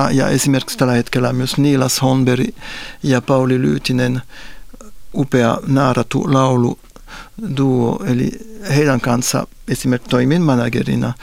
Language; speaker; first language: Finnish; non-native, fluent; French